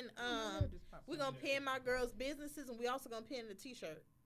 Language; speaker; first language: English; native; English